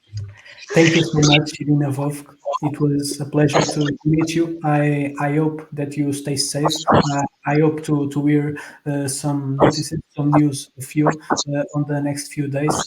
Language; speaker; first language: English; non-native, fluent; Portuguese